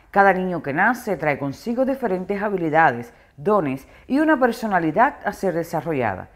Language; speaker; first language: Spanish; non-native, fluent; Portuguese